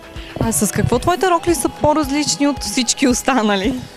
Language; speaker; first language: Bulgarian; native; Bulgarian